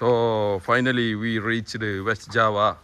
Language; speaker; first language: English; non-native, fluent; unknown